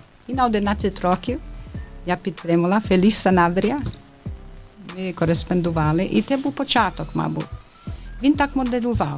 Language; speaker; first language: Ukrainian; early bilingual, heritage; Ukrainian